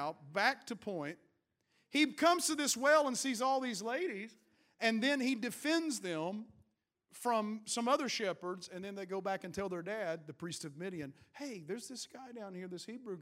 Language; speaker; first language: English; native; English